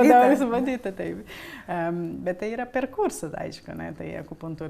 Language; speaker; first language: Lithuanian; early bilingual, heritage; Lithuanian